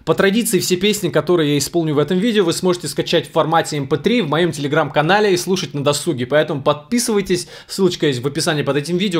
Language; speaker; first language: Russian; native; Russian